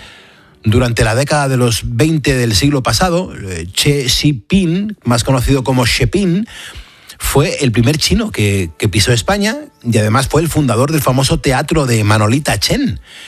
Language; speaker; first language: Spanish; native; Spanish